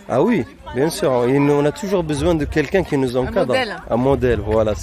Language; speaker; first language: French; non-native, fluent; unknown